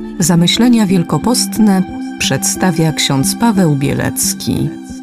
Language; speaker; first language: Polish; native; Polish